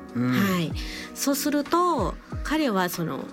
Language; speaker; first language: Japanese; non-native, fluent; Thai